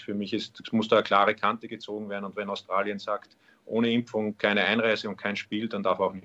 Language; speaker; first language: German; native; German